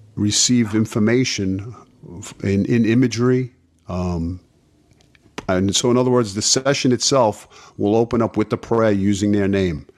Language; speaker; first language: English; native; English